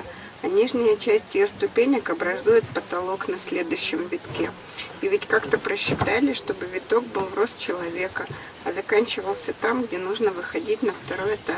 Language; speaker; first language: Russian; native; Russian